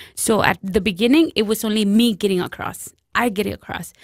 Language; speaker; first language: English; non-native, fluent; Spanish